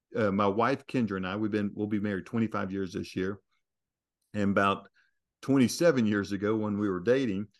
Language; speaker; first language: English; native; English